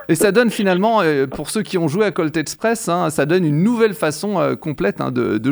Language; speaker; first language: French; native; French